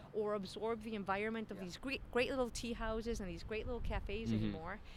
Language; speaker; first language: English; native; English